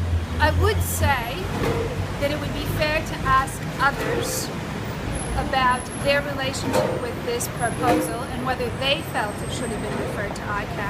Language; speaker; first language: English; native; English